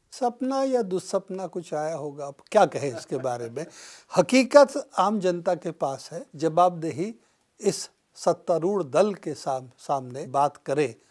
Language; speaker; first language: Hindi; non-native, local second language; Bangla